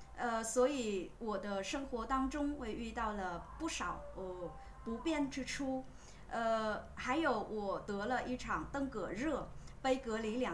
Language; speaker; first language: Chinese; non-native, fluent; Vietnamese